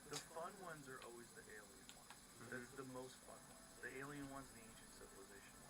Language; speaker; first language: English; native; English